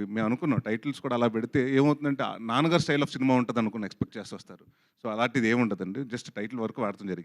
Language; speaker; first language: Telugu; native; Telugu